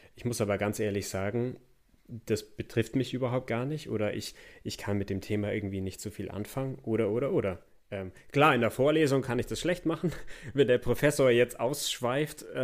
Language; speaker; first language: German; native; German